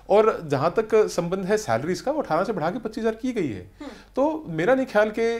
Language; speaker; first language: Hindi; native; Hindi